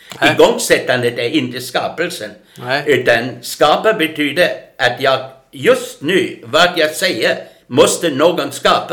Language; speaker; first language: Swedish; non-native, fluent; German